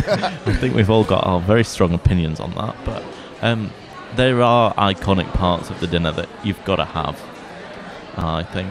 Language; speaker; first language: English; native; English